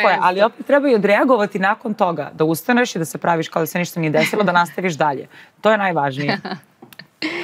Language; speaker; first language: Serbian; native; Serbian